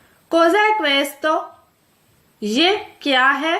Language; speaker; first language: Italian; non-native, fluent; Urdu